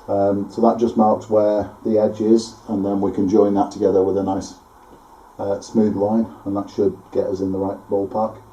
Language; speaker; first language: English; native; English